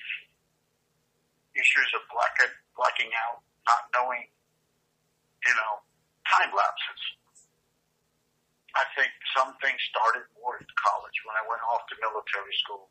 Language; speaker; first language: English; native; English